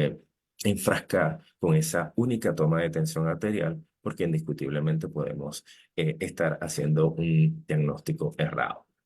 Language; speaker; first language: Spanish; native; Spanish